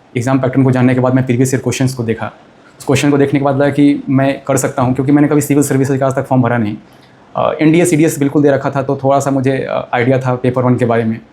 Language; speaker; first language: Hindi; native; Hindi